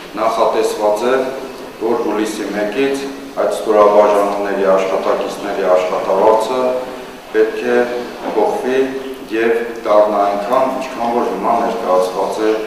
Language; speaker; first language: Armenian; native; Armenian